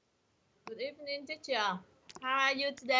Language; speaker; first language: English; non-native, learner; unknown